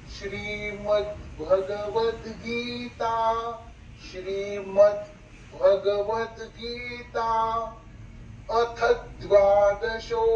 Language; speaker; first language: Hindi; non-native, local second language; Marathi